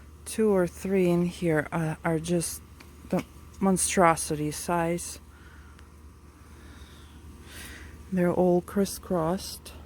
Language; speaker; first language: English; non-native, fluent; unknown